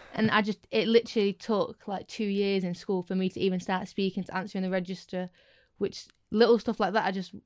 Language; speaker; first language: English; native; English